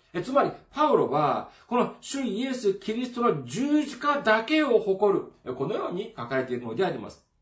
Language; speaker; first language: Japanese; non-native, fluent; Korean